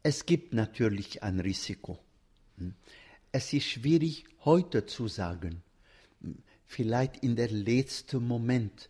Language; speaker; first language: German; non-native, fluent; Arabic